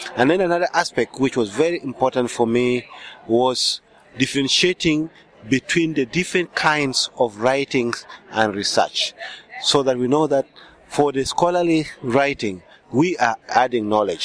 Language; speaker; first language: English; non-native, local second language; Acoli